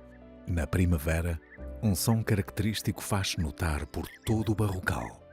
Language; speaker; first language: Portuguese; native; Portuguese